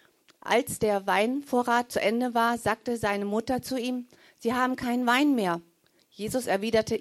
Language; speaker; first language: German; native; German